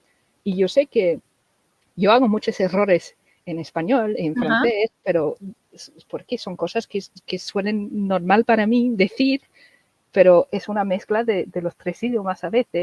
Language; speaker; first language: Spanish; non-native, fluent; English